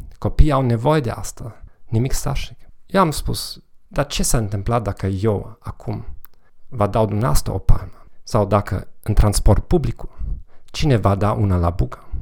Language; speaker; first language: Romanian; non-native, fluent; German